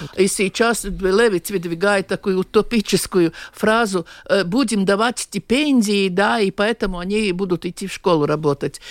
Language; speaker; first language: Russian; non-native, local second language; Latvian